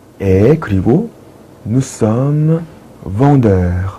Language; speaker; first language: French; non-native, fluent; Korean